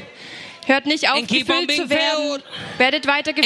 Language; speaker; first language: German; native; German